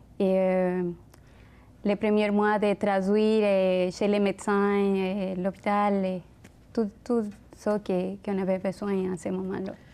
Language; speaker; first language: French; non-native, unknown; Spanish